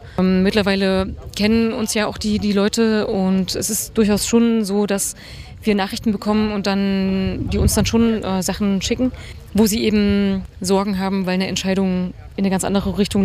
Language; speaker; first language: German; native; German